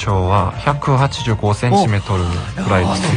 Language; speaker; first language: Japanese; non-native, learner; Korean